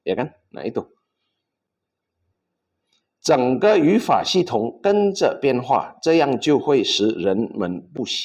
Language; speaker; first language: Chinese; non-native, fluent; Indonesian